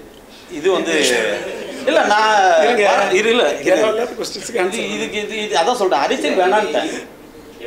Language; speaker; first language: Tamil; native; Tamil